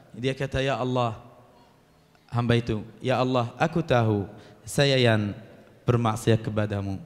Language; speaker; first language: Malay; non-native, fluent; Arabic